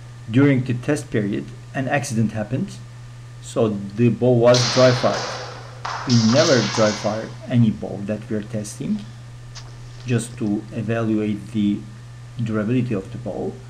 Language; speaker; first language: English; non-native, fluent; Turkish